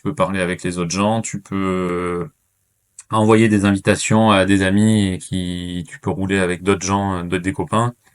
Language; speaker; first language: French; native; French